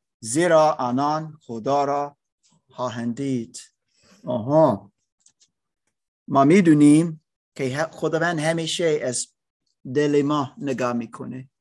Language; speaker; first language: Persian; non-native, learner; English